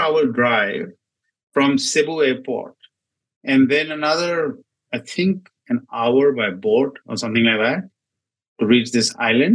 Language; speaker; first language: English; non-native, local second language; Hindi